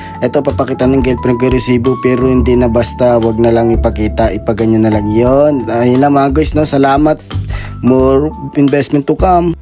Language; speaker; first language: Filipino; native; Filipino